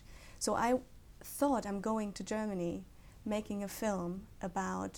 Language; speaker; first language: English; non-native, fluent; German